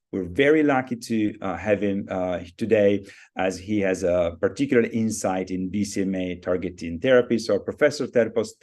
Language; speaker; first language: English; non-native, fluent; Italian